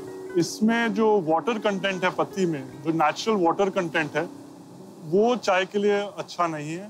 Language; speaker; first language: Hindi; native; Hindi